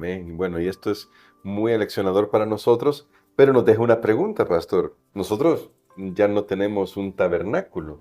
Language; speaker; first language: Spanish; native; Spanish